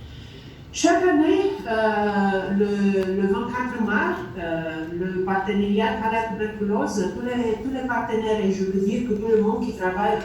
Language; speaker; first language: French; non-native, learner; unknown